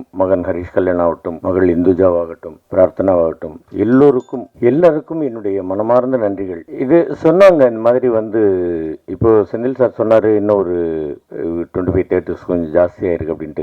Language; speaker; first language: Tamil; native; Tamil